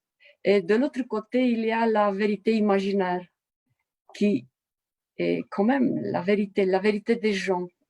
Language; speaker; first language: French; non-native, fluent; Romanian